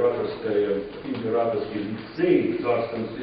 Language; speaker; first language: Russian; non-native, fluent; English